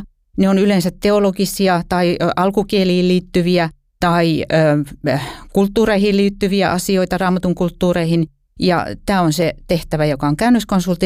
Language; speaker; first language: Finnish; native; Finnish